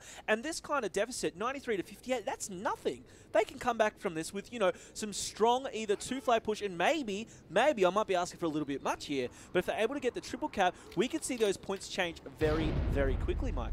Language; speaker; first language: English; native; English